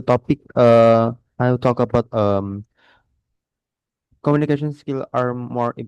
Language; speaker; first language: English; non-native, learner; Indonesian